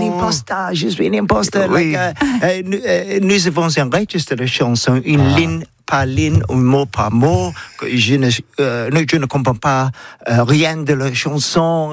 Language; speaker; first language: French; non-native, learner; English